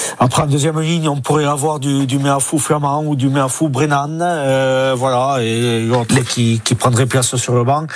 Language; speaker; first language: French; native; French